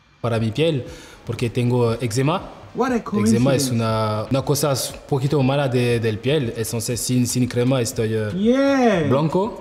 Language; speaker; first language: Spanish; non-native, learner; French